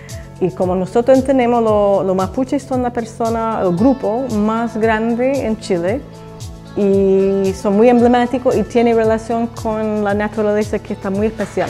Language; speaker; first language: Spanish; non-native, learner; English